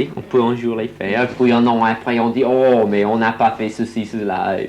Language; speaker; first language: French; non-native, learner; English